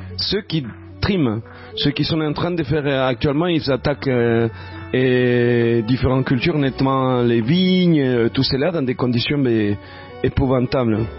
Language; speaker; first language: French; native; French